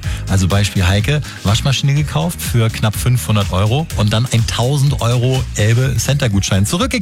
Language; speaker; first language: German; native; German